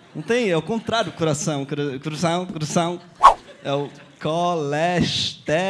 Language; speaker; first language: Portuguese; native; Portuguese